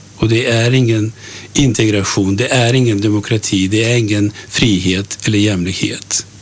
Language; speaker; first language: Swedish; early bilingual, other home language; Turkish